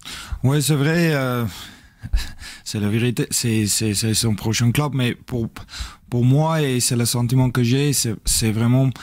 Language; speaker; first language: French; non-native, learner; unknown